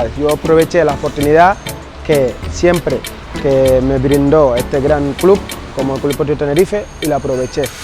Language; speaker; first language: Spanish; non-native, fluent; Wolof